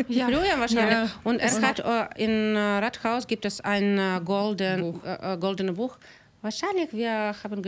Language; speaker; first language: German; non-native, learner; Ukrainian